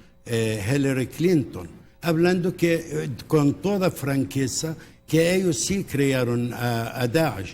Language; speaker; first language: Spanish; early bilingual, heritage; Spanish